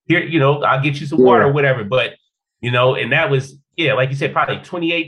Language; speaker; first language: English; native; English